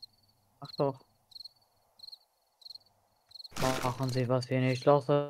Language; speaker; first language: German; native; German